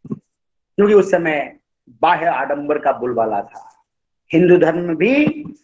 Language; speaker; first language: Hindi; non-native, local second language; Odia